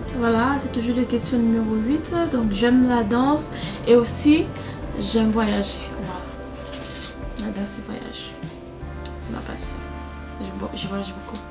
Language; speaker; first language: French; non-native, local second language; Haitian Creole